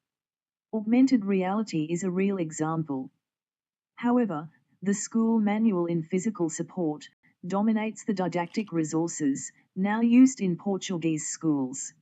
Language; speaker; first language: English; non-native, fluent; Portuguese